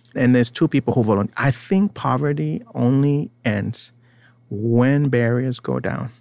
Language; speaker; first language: English; non-native, local second language; Ganda